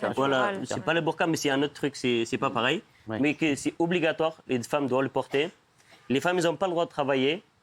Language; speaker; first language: French; non-native, fluent; Persian